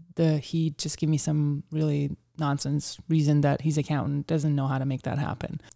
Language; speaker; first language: English; early bilingual, other home language; Ukrainian